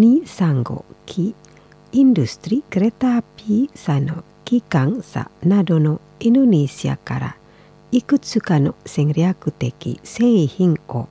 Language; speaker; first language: Japanese; non-native, fluent; Indonesian